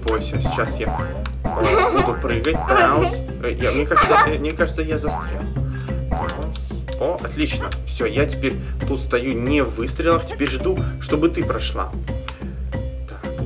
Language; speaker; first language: Russian; native; Russian